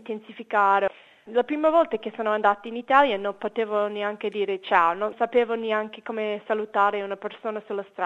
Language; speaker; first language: Italian; non-native, fluent; English